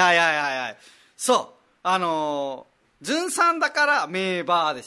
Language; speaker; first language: Japanese; non-native, fluent; Nepali